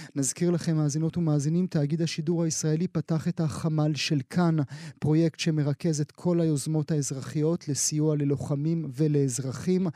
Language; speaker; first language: Hebrew; native; Hebrew